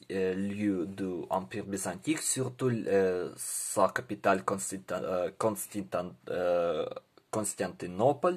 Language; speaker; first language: French; non-native, learner; Ukrainian